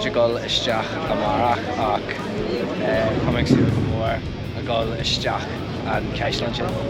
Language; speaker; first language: Irish; non-native, local second language; English